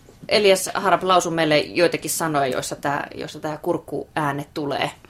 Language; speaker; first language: Finnish; native; Finnish